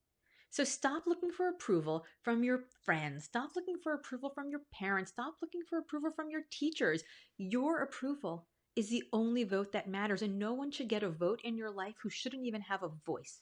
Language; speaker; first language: English; native; English